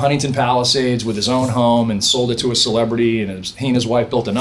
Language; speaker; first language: English; native; English